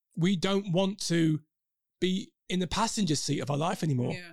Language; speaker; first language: English; native; English